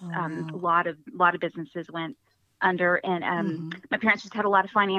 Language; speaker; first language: English; native; English